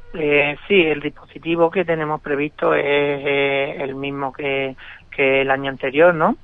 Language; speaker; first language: Spanish; native; Spanish